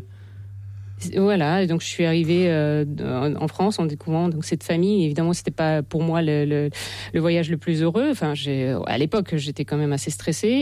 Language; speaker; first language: French; non-native, fluent; Russian